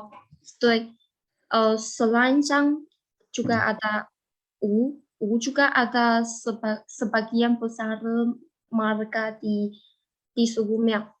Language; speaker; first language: Indonesian; non-native, fluent; Chinese